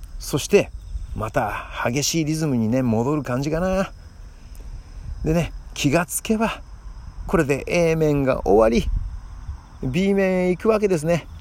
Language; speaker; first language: Japanese; native; Japanese